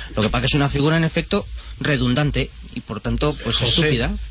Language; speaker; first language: Spanish; native; Spanish